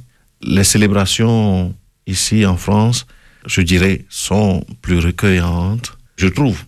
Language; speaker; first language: French; non-native, local second language; Ewe